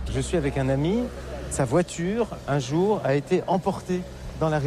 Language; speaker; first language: French; native; French